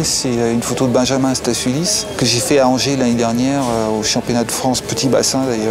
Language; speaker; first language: French; native; French